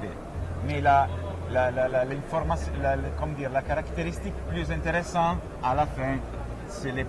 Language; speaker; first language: French; non-native, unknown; Italian